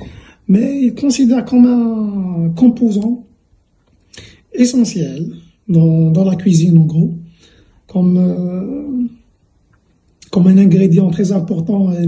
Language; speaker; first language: French; non-native, local second language; Arabic